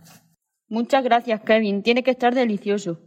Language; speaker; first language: Spanish; native; Spanish